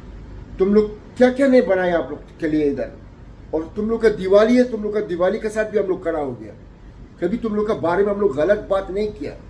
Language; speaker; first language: Hindi; non-native, learner; Arabic